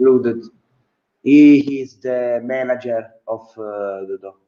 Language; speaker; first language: English; non-native, learner; Italian